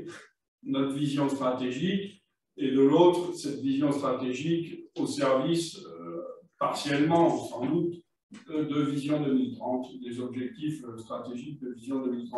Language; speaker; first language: French; native; French